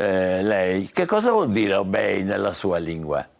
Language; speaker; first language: Italian; native; Italian